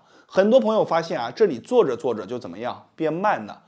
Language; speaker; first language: Chinese; native; Chinese